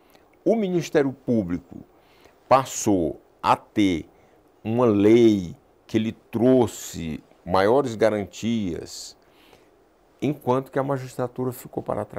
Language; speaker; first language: Portuguese; native; Portuguese